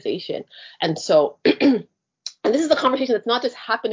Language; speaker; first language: English; native; English